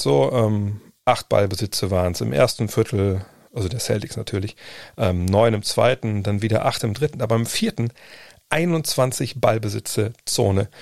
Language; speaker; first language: German; native; German